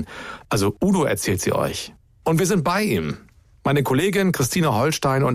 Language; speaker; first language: German; native; German